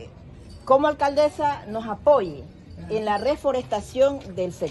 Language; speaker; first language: Spanish; native; Spanish